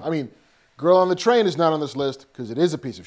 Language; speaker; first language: English; native; English